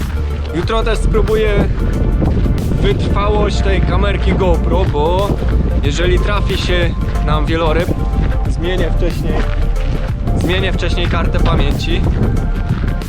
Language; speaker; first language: Polish; native; Polish